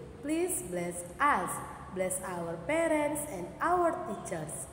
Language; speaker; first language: English; non-native, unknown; Indonesian